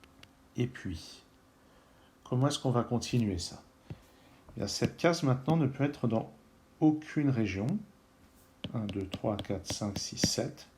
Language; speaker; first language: French; native; French